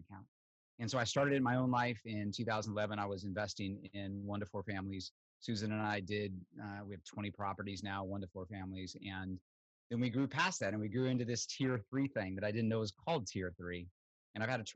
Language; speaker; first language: English; native; English